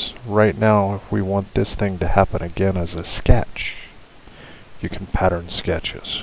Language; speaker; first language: English; native; English